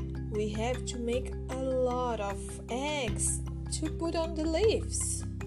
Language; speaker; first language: English; non-native, fluent; Portuguese